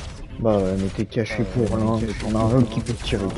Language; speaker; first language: French; native; French